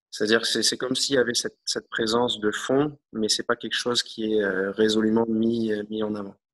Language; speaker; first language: French; native; French